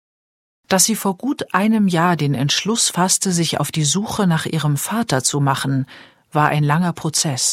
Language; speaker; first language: German; native; German